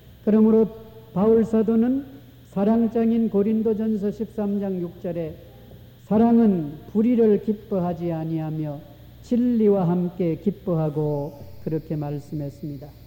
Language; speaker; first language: Korean; native; Korean